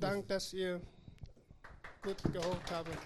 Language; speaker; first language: German; non-native, learner; Persian